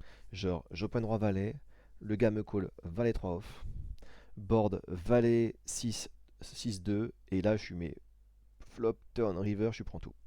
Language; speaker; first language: French; native; French